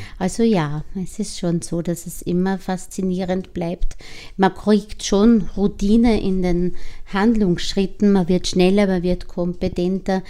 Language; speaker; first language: German; native; German